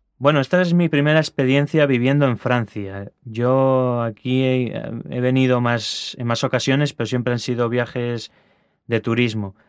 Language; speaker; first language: Spanish; native; Spanish